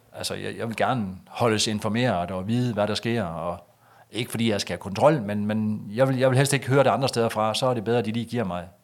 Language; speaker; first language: Danish; native; Danish